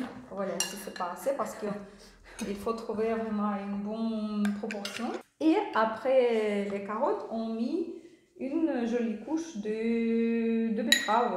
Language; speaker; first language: French; non-native, learner; Russian